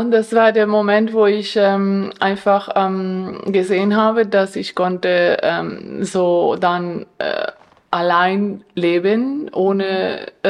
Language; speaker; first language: German; non-native, fluent; Spanish